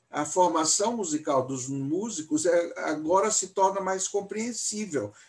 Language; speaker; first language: Portuguese; native; Portuguese